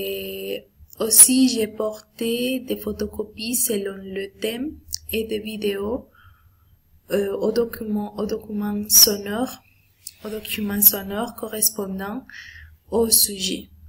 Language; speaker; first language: French; non-native, learner; Spanish